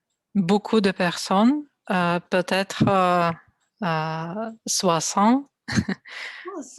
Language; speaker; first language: French; non-native, learner; Russian